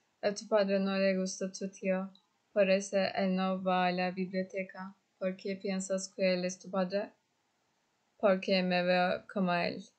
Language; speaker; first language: Spanish; non-native, learner; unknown